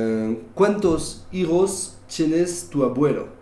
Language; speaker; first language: Spanish; non-native, learner; French